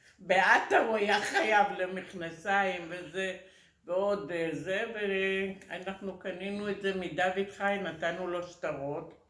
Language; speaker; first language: Hebrew; early bilingual, other home language; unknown